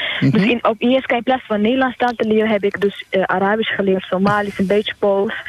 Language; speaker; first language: Dutch; non-native, fluent; Tigrinya